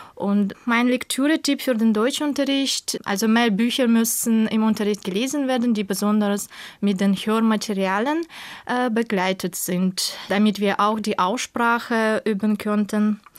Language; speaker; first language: German; non-native, fluent; Russian